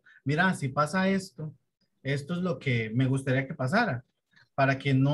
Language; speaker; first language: Spanish; native; Spanish